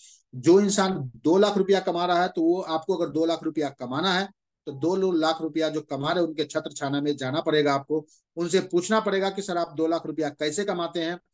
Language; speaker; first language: Hindi; native; Hindi